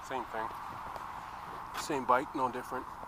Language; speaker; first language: English; native; English